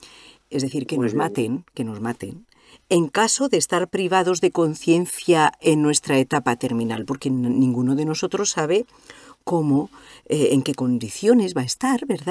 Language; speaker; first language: Spanish; native; Spanish